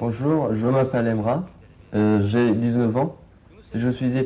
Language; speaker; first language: French; non-native, learner; Turkish